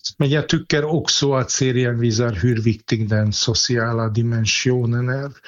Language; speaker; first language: Swedish; non-native, fluent; Hungarian